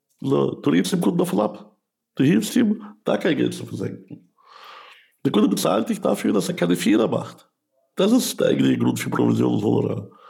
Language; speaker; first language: German; early bilingual, other home language; Russian